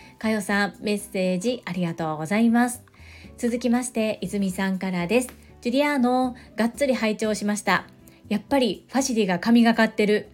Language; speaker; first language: Japanese; native; Japanese